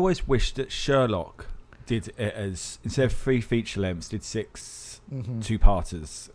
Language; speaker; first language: English; native; English